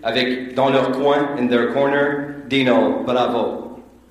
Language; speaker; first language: French; native; French